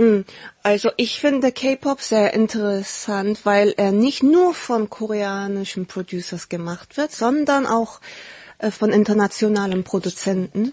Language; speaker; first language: German; early bilingual, heritage; Korean